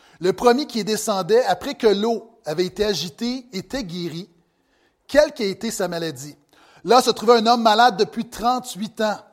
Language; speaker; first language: French; native; French